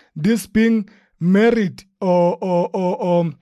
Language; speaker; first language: English; non-native, local second language; Zulu